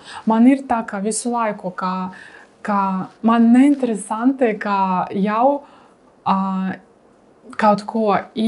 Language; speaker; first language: Latvian; non-native, learner; Russian